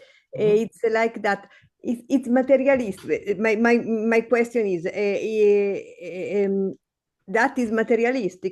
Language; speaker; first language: English; non-native, learner; Italian